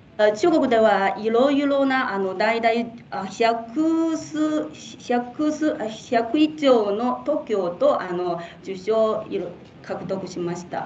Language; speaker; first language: Japanese; non-native, fluent; Chinese